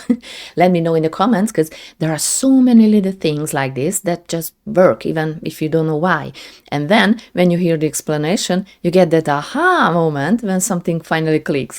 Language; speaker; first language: English; non-native, fluent; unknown